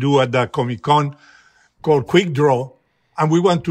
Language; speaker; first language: English; non-native, fluent; Spanish